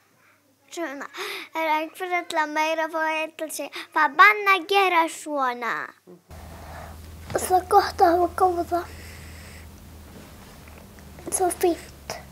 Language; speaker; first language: Icelandic; non-native, learner; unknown